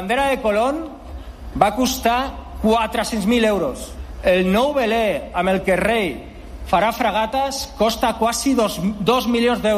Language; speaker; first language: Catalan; non-native, local second language; Spanish